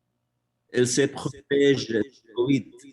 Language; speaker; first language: French; non-native, learner; Spanish